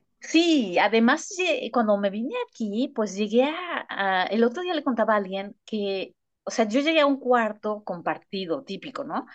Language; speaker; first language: Spanish; native; Spanish